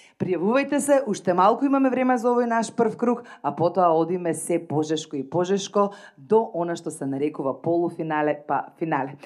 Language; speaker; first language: Macedonian; native; Macedonian